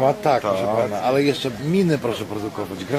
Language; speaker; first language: Polish; native; Polish